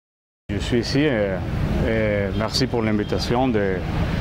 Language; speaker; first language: French; non-native, learner; Spanish